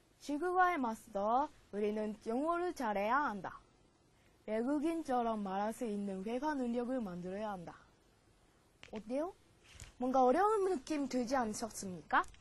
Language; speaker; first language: Korean; non-native, learner; Japanese